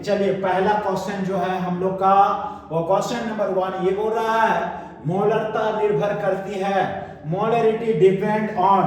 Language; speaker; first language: Hindi; native; Hindi